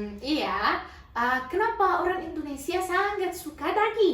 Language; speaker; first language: Indonesian; non-native, learner; Arabic